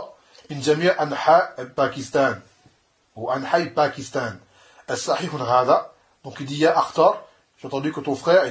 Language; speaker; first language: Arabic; non-native, fluent; French